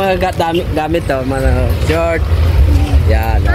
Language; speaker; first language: Filipino; non-native, local second language; Hiligaynon